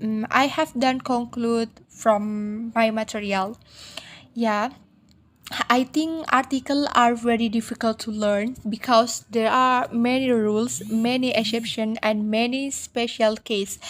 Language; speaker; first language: English; non-native, learner; Indonesian